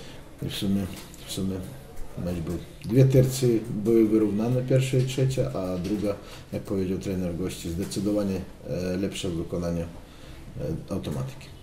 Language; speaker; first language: Polish; non-native, fluent; Russian